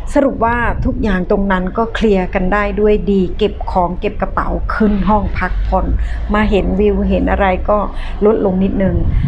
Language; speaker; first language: Thai; native; Thai